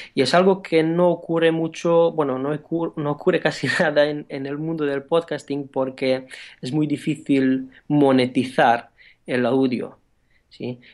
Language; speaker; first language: Spanish; non-native, fluent; Romanian